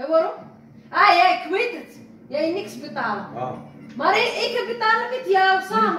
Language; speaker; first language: Dutch; non-native, learner; Arabic